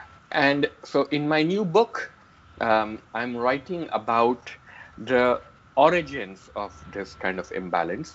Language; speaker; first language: English; non-native, local second language; Gujarati